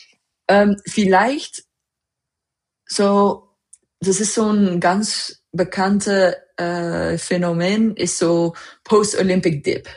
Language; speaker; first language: German; non-native, fluent; Dutch